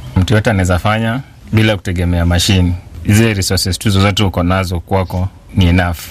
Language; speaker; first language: Swahili; native; Swahili